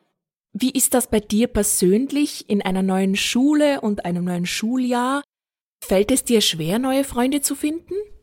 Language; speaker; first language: German; native; German